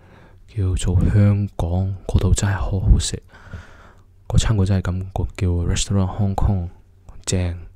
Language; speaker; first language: Cantonese; early bilingual, heritage; Cantonese